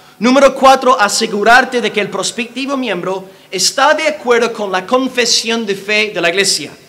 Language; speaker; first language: Spanish; non-native, fluent; English